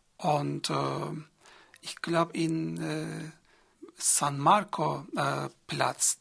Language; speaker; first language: German; non-native, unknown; Turkish